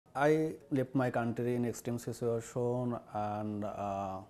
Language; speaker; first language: English; non-native, learner; Bangla